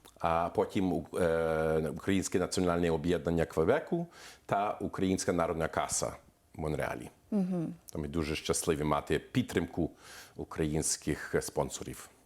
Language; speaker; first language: Ukrainian; early bilingual, heritage; Ukrainian